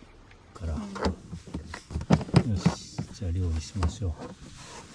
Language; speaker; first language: Japanese; native; Japanese